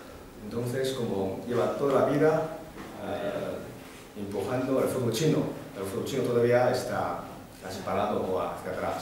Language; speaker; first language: Spanish; non-native, fluent; Chinese